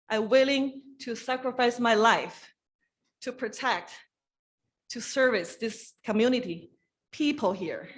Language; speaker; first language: English; non-native, fluent; Chinese